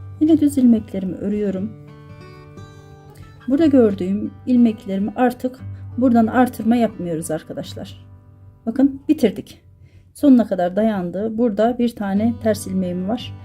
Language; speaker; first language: Turkish; native; Turkish